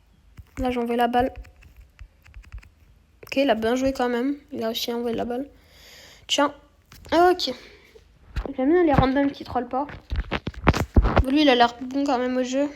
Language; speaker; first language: French; native; French